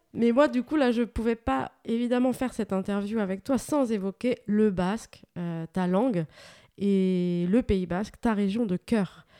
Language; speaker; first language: French; native; French